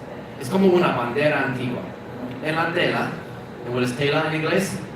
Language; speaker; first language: Spanish; non-native, fluent; English